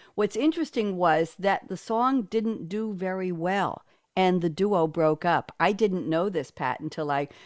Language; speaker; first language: English; native; English